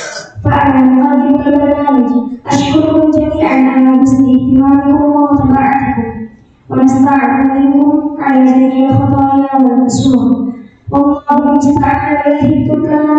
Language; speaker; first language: Arabic; non-native, learner; Indonesian